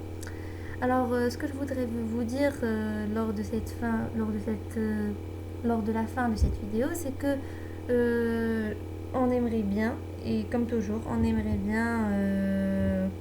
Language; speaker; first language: French; non-native, local second language; Arabic